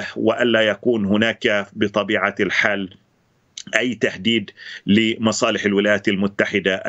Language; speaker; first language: Arabic; native; Arabic